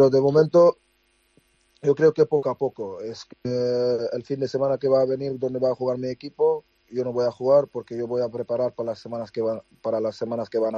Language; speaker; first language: Spanish; non-native, fluent; Dutch